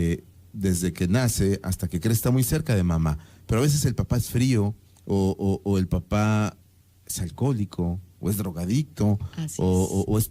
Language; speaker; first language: Spanish; native; Spanish